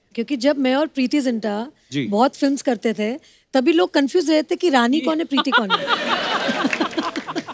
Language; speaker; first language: Hindi; non-native, local second language; Bangla